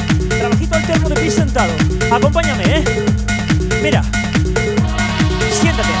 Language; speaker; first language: Spanish; native; Spanish